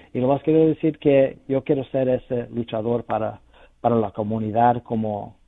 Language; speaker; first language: Spanish; early bilingual, other home language; English